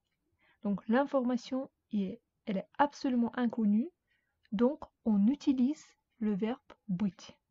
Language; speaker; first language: French; non-native, fluent; Russian